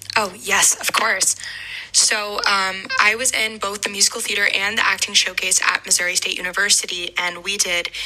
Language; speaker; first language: English; native; English